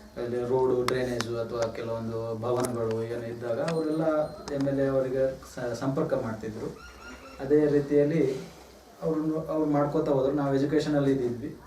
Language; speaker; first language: Kannada; non-native, local second language; Lambadi